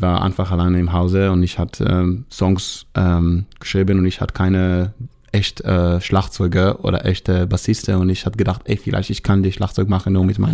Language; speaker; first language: German; non-native, learner; Hebrew